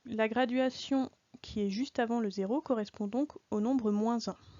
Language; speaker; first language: French; native; French